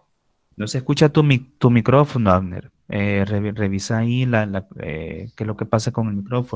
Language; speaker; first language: Spanish; native; Spanish